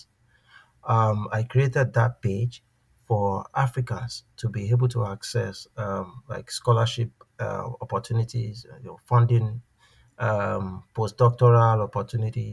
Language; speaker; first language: English; non-native, local second language; Yoruba